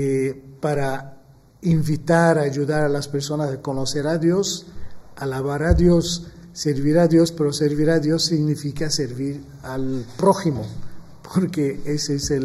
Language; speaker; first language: Spanish; non-native, fluent; Maltese